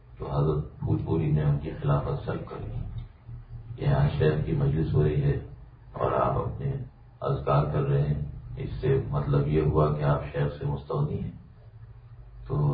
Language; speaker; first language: Urdu; native; Urdu